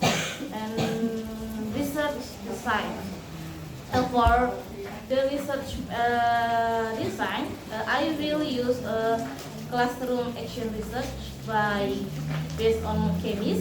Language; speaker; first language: English; non-native, learner; Indonesian